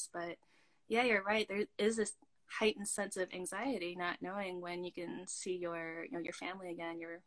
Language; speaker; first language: English; native; English